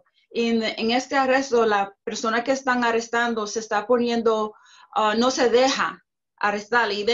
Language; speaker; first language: Spanish; early bilingual, heritage; Spanish